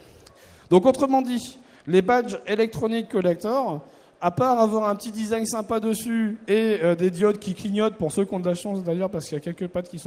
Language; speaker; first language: French; native; French